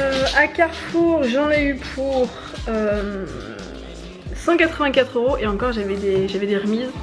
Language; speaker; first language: French; native; French